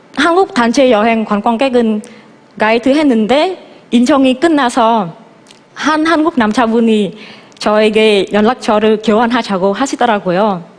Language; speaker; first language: Korean; non-native, fluent; Vietnamese